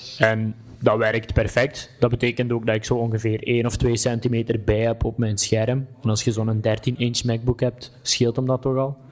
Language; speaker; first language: Dutch; native; Dutch